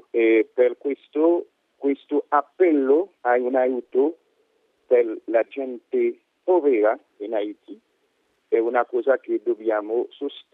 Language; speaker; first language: Italian; non-native, fluent; Haitian Creole